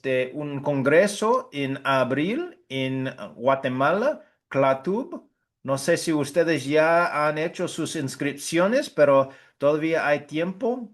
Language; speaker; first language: Spanish; non-native, fluent; English